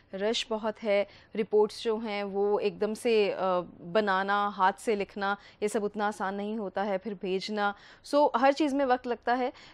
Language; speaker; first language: Hindi; native; Hindi